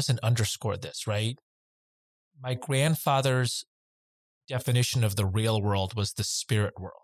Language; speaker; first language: English; native; English